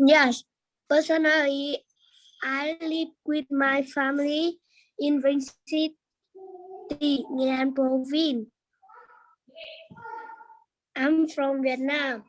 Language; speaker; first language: English; non-native, learner; Vietnamese